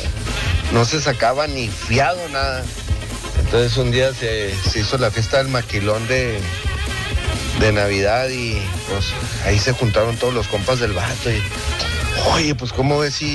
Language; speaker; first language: Spanish; native; Spanish